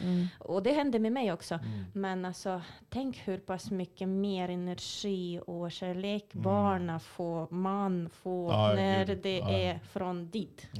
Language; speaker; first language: Swedish; non-native, fluent; Russian